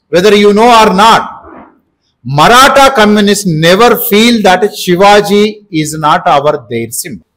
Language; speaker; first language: English; non-native, local second language; Telugu